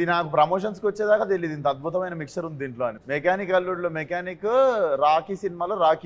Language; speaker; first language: Telugu; native; Telugu